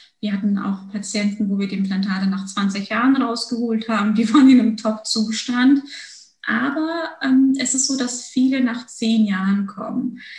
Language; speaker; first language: German; early bilingual, other home language; Turkish